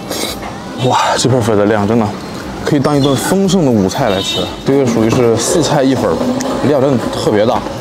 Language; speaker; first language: Chinese; native; Chinese